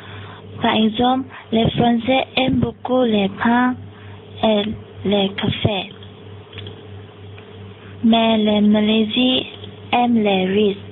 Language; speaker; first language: French; non-native, learner; Malay